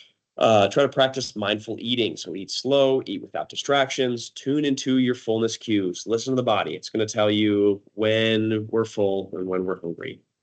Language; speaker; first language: English; native; English